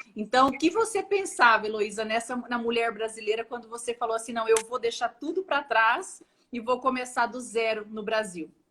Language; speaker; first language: Portuguese; native; Portuguese